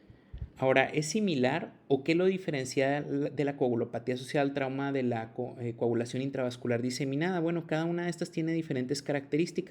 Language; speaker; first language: Spanish; native; Spanish